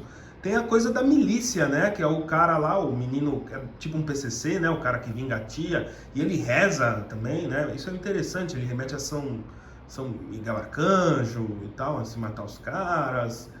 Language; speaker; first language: Portuguese; native; Portuguese